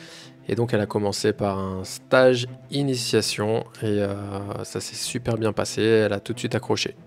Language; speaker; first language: French; native; French